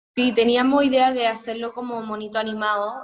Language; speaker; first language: Spanish; early bilingual, heritage; Spanish